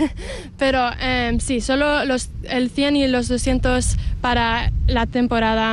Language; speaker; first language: Spanish; early bilingual, heritage; Spanish